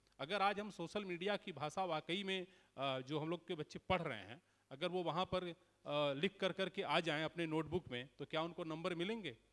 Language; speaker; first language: Hindi; native; Hindi